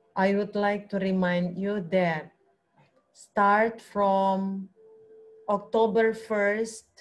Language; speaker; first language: English; non-native, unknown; Indonesian